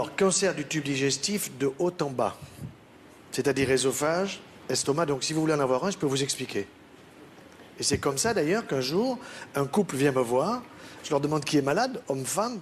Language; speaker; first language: French; native; French